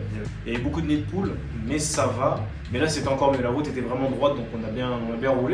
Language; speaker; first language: French; native; French